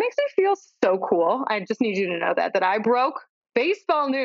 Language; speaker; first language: English; native; English